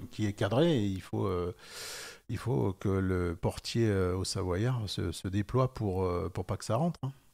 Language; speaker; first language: French; native; French